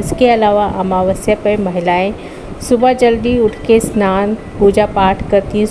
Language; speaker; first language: Hindi; native; Hindi